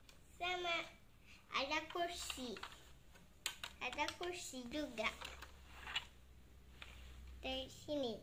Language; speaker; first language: Indonesian; early bilingual, heritage; English